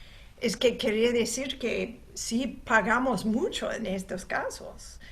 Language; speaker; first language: Spanish; non-native, fluent; English